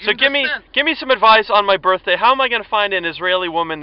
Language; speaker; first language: English; native; English